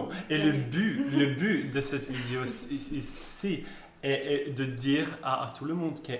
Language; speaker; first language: French; non-native, fluent; Norwegian